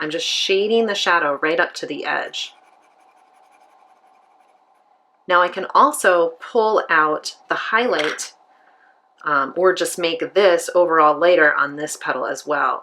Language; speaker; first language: English; native; English